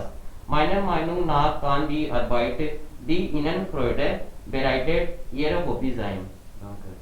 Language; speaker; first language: German; non-native, learner; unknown